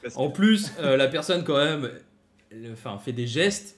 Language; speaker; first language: French; native; French